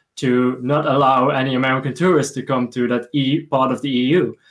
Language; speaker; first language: English; non-native, fluent; Dutch